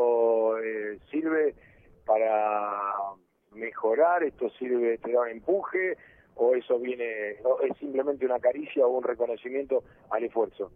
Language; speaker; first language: Spanish; native; Spanish